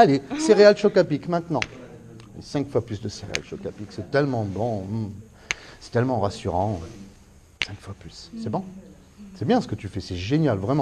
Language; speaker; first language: French; native; French